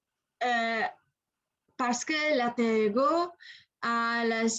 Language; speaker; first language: French; non-native, learner; English